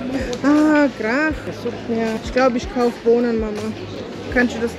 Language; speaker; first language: German; native; German